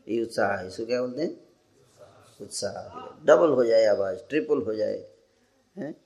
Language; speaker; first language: Hindi; native; Hindi